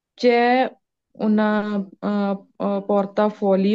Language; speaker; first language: Italian; non-native, learner; Punjabi